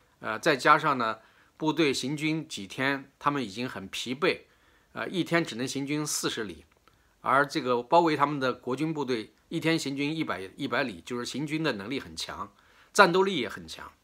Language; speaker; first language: Chinese; native; Chinese